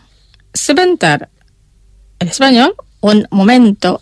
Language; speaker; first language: Spanish; non-native, fluent; Indonesian